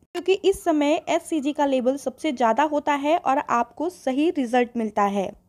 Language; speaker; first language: Hindi; native; Hindi